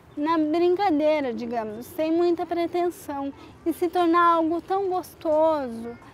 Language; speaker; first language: Portuguese; native; Portuguese